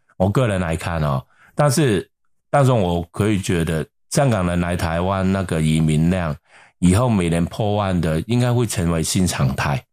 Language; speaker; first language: Chinese; non-native, local second language; Cantonese